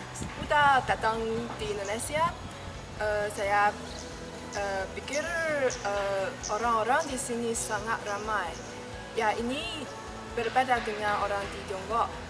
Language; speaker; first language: Indonesian; non-native, learner; Chinese